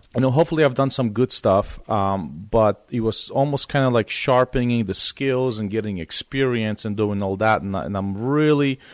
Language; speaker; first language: English; non-native, fluent; Polish